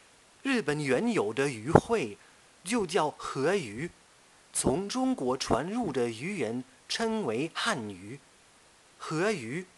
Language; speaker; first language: Chinese; non-native, fluent; German